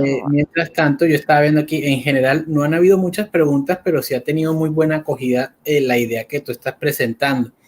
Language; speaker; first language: Spanish; native; Spanish